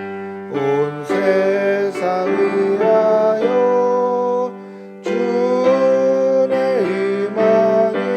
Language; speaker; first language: Korean; native; Korean